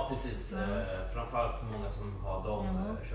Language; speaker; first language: Swedish; native; Swedish